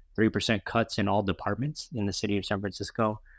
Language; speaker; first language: English; native; English